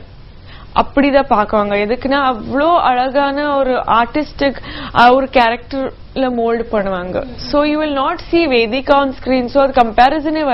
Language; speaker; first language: Tamil; non-native, local second language; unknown